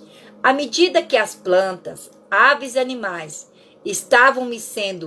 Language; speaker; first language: Portuguese; native; Portuguese